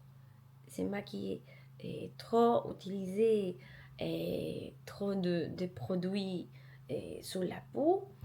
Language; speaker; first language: French; non-native, learner; Polish